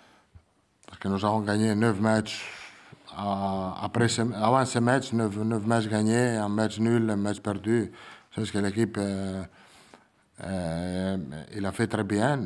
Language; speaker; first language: French; non-native, learner; Italian